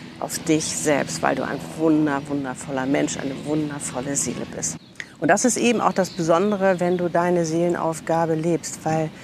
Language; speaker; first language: German; native; German